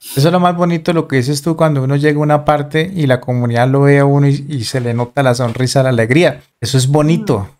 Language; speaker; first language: Spanish; native; Spanish